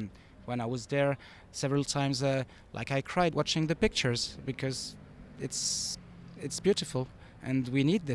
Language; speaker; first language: English; non-native, fluent; French